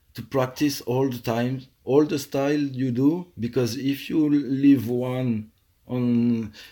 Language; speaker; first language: English; non-native, fluent; French